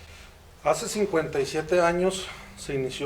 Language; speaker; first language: Spanish; native; Spanish